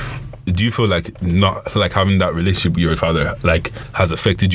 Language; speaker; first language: English; non-native, local second language; Yoruba